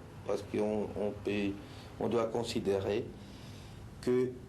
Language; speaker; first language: French; non-native, fluent; Spanish